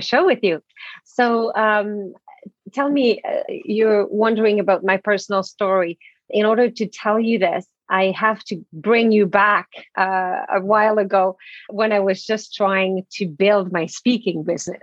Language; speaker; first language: English; non-native, fluent; French